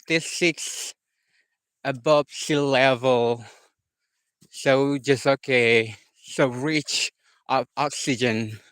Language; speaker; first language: English; non-native, learner; Indonesian